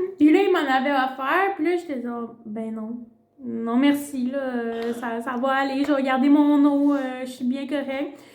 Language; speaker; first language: French; early bilingual, other home language; Spanish